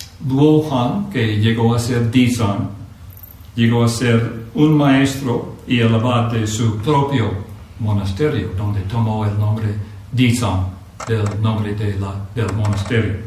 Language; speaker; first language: Spanish; non-native, fluent; English